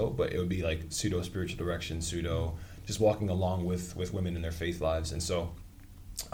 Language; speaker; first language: English; native; English